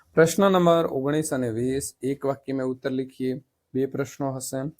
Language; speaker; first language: Hindi; non-native, local second language; Gujarati